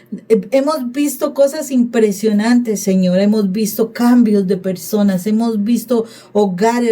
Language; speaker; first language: Spanish; native; Spanish